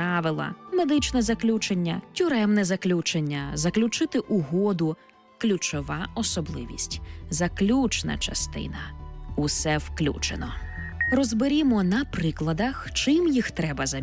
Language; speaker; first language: Ukrainian; native; Ukrainian